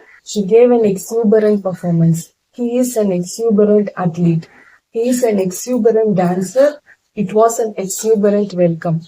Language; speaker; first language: English; non-native, local second language; Tamil